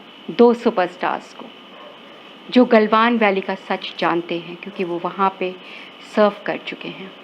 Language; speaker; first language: Hindi; native; Hindi